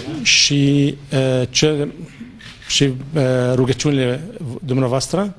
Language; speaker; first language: Romanian; non-native, fluent; Arabic